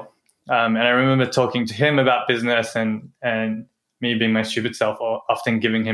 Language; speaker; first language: English; native; English